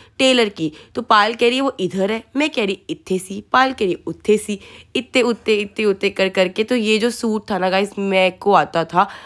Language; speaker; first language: Hindi; native; Hindi